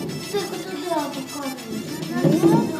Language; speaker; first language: Russian; non-native, local second language; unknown